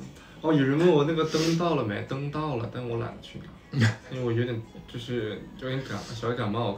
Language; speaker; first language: Chinese; native; Chinese